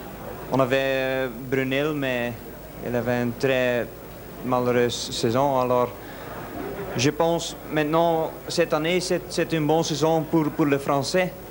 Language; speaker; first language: French; non-native, local second language; Dutch